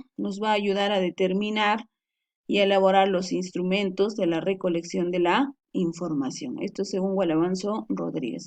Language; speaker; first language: Spanish; native; Spanish